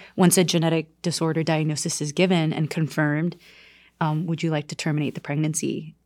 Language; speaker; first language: English; non-native, fluent; Korean